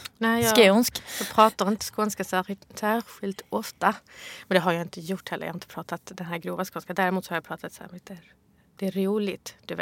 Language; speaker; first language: Swedish; early bilingual, other home language; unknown